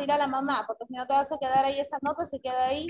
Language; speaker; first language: Spanish; native; Spanish